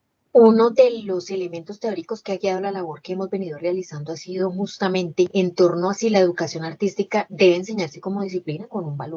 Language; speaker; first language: Spanish; native; Spanish